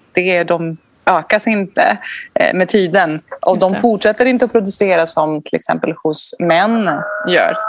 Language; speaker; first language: Swedish; non-native, fluent; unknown